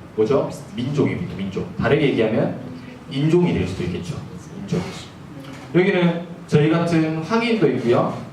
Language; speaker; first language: Korean; non-native, fluent; Japanese